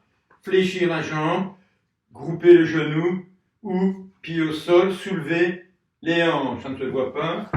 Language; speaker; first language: French; native; French